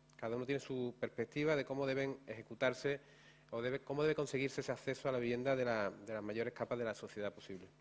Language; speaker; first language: Spanish; native; Spanish